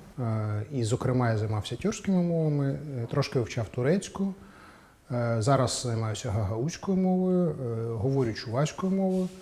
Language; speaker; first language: Ukrainian; native; Ukrainian